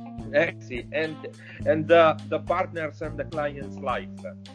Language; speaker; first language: English; non-native, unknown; Italian